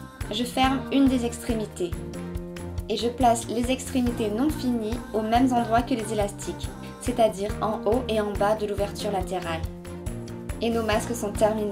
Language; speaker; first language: French; native; French